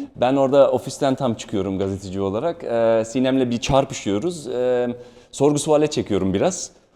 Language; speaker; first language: Turkish; early bilingual, heritage; Turkish